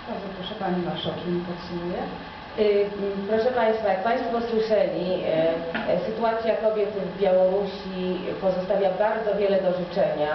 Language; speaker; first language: Polish; native; Polish